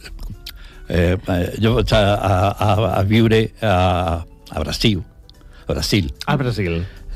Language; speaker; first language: Catalan; non-native, local second language; Spanish